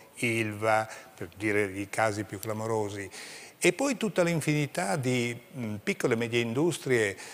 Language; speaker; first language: Italian; native; Italian